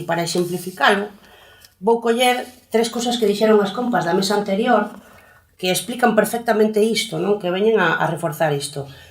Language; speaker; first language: Galician; early bilingual, other home language; Spanish